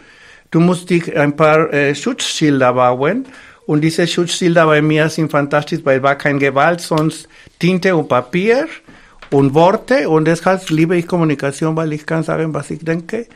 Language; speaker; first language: German; non-native, fluent; Spanish